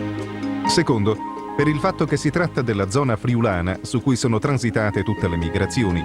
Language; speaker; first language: Italian; native; Italian